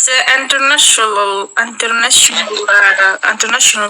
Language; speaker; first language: English; non-native, learner; Arabic